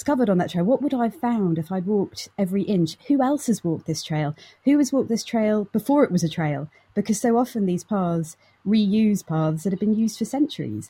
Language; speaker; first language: English; native; English